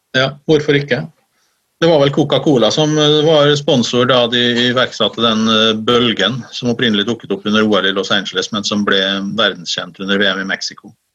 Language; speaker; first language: Norwegian; native; Norwegian